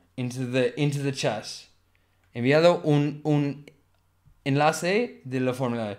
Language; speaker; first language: Spanish; non-native, learner; English